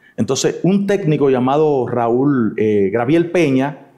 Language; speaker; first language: Spanish; native; Spanish